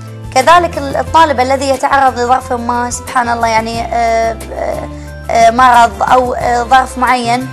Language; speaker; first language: Arabic; native; Arabic